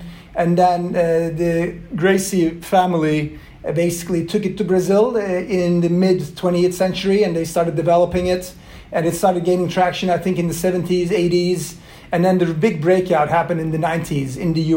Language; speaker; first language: English; non-native, fluent; Swedish